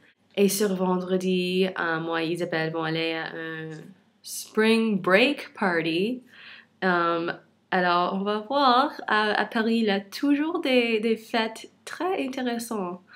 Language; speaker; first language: French; non-native, local second language; English